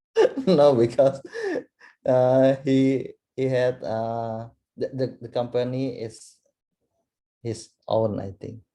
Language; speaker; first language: English; non-native, learner; Indonesian